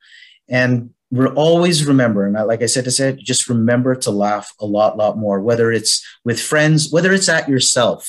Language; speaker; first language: English; native; English